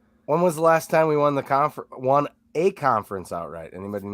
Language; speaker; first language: English; native; English